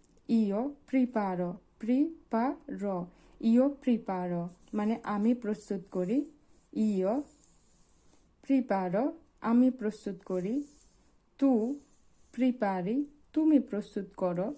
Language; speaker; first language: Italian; non-native, fluent; Bangla